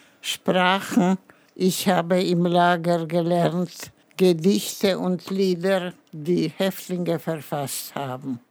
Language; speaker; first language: German; non-native, fluent; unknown